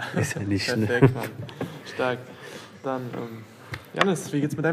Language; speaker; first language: German; native; German